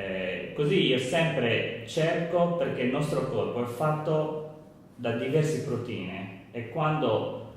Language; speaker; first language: Italian; non-native, learner; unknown